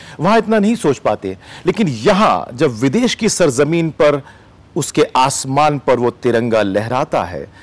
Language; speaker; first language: Hindi; native; Hindi